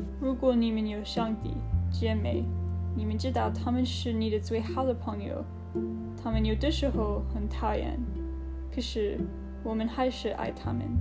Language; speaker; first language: Chinese; non-native, learner; English